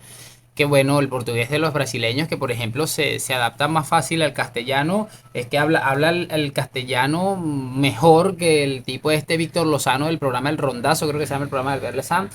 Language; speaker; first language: Spanish; native; Spanish